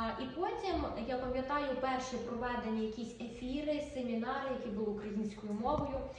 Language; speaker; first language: Ukrainian; non-native, local second language; Russian